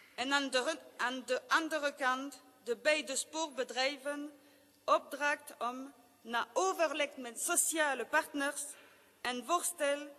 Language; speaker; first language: Dutch; non-native, local second language; French